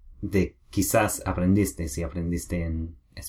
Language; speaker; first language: Spanish; non-native, learner; English